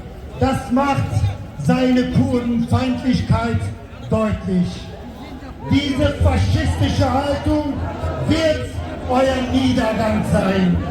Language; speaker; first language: German; non-native, fluent; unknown